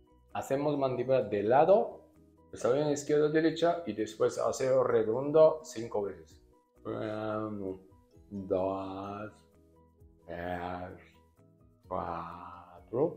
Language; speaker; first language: Spanish; non-native, learner; Japanese